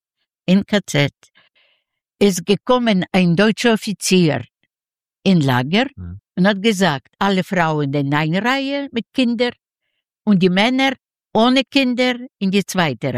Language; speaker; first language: German; non-native, learner; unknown